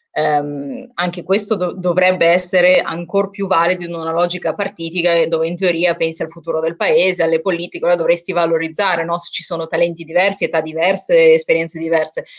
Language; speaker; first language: Italian; native; Italian